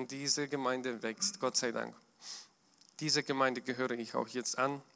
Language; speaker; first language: German; non-native, fluent; Russian